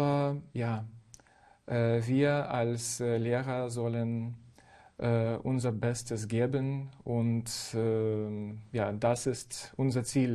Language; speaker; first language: German; non-native, fluent; Ukrainian